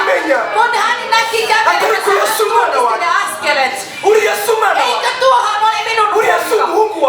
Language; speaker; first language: Finnish; non-native, learner; Kinyarwanda